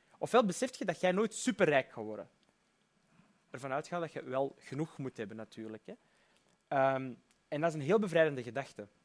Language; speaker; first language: Dutch; early bilingual, other home language; Berber languages